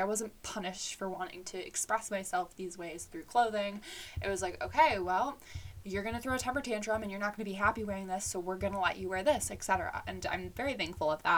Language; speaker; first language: English; native; English